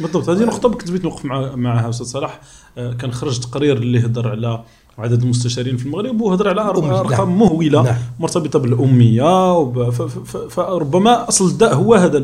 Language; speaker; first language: Arabic; native; Arabic